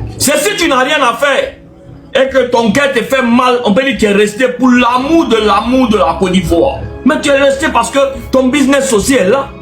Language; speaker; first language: French; non-native, local second language; Arabic